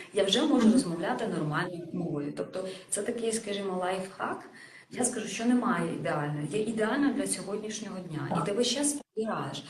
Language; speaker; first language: Ukrainian; native; Ukrainian